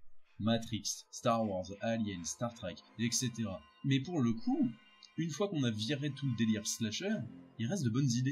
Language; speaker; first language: French; native; French